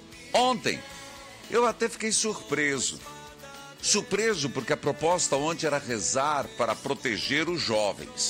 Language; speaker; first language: Portuguese; native; Portuguese